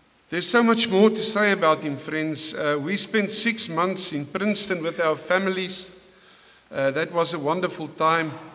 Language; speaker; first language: English; non-native, local second language; Afrikaans